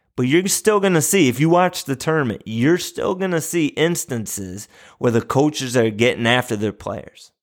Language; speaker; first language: English; native; English